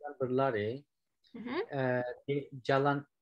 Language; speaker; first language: Indonesian; non-native, learner; Turkish